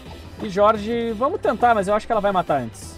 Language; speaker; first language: Portuguese; native; Portuguese